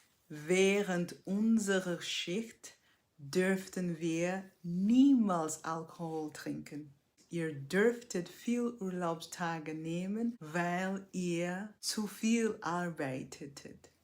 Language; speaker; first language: German; non-native, fluent; Portuguese